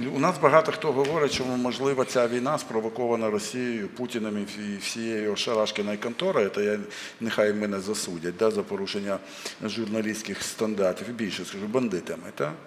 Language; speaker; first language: Ukrainian; non-native, local second language; Russian